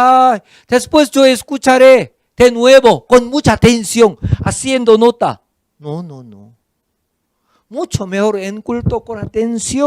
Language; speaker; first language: Spanish; non-native, fluent; Korean